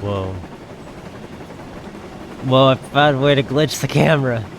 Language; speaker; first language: English; native; English